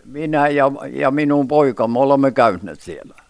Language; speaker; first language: Finnish; early bilingual, heritage; Finnish